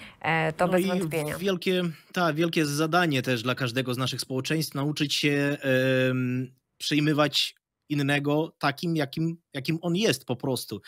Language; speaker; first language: Polish; non-native, fluent; Ukrainian